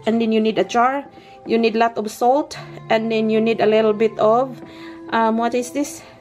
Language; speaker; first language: English; non-native, local second language; Filipino